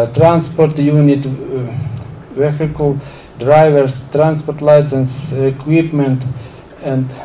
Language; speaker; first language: English; non-native, learner; Ukrainian